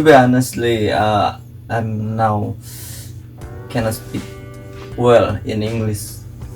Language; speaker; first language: English; non-native, learner; Indonesian